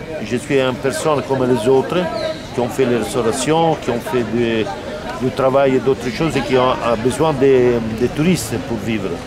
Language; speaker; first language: French; non-native, learner; Italian